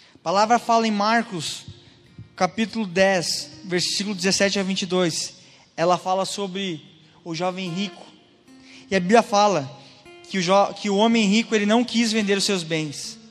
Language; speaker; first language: Portuguese; native; Portuguese